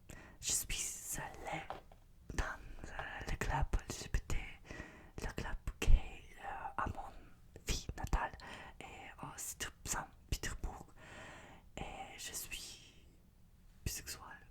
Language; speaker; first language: French; non-native, learner; Russian